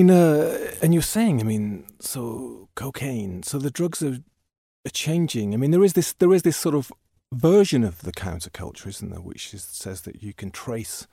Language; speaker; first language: English; native; English